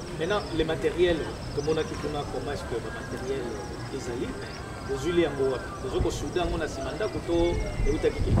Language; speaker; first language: French; non-native, local second language; Lingala